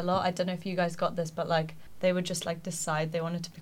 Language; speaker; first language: English; native; English